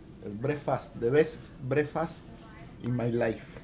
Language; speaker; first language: English; non-native, learner; Spanish